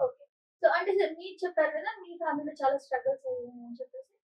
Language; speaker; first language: Telugu; native; Telugu